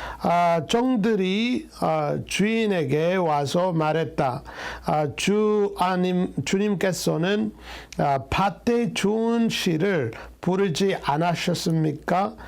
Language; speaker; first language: Korean; non-native, fluent; Amharic